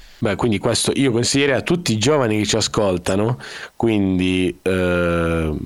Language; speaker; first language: Italian; native; Italian